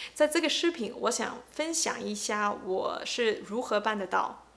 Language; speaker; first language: Chinese; early bilingual, heritage; Chinese